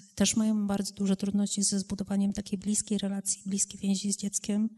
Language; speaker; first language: Polish; native; Polish